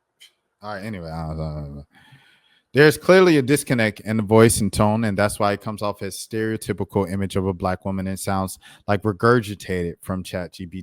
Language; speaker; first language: English; native; English